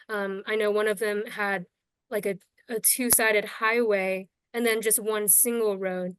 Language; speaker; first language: English; native; English